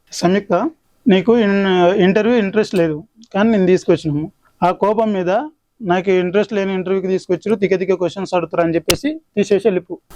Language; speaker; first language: Telugu; native; Telugu